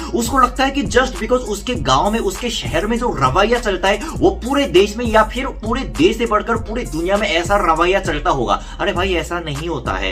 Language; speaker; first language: Hindi; non-native, fluent; Korean